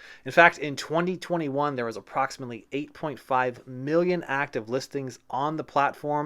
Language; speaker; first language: English; native; English